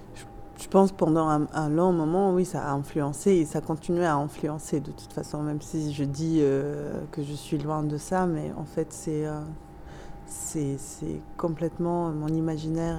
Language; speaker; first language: French; non-native, local second language; Arabic